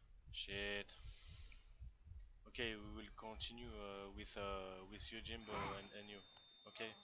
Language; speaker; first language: English; non-native, learner; French